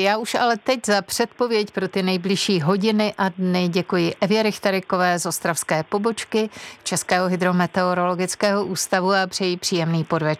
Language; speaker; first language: Czech; native; Czech